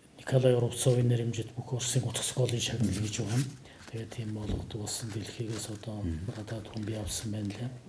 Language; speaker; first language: Mongolian; non-native, local second language; Kazakh